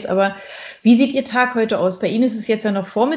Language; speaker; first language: German; native; German